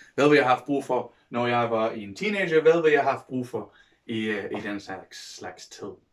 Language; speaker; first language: Danish; non-native, fluent; English